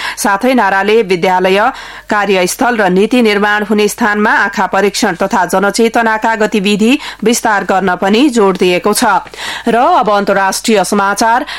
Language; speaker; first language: Nepali; native; Nepali